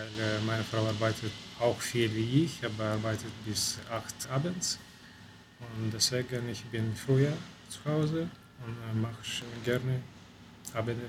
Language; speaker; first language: German; non-native, local second language; Romanian